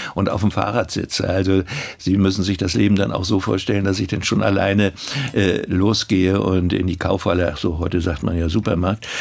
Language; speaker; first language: German; native; German